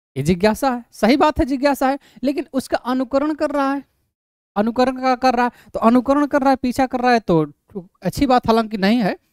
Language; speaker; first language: Hindi; native; Hindi